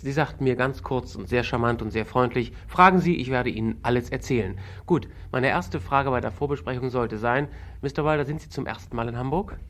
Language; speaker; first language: German; native; German